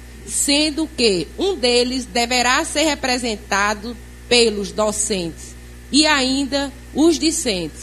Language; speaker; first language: Portuguese; native; Portuguese